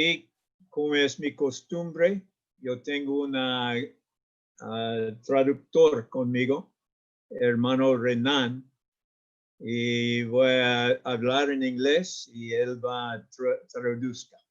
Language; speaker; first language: Spanish; non-native, learner; English